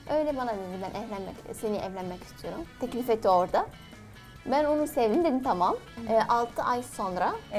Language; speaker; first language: Turkish; non-native, learner; Arabic